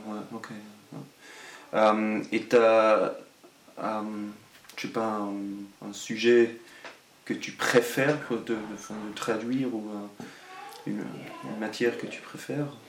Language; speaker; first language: French; non-native, local second language; German